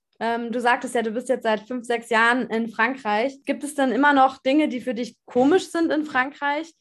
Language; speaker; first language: German; native; German